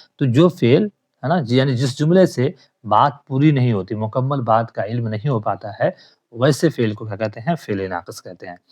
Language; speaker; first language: Urdu; native; Urdu